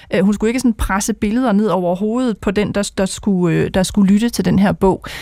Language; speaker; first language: Danish; native; Danish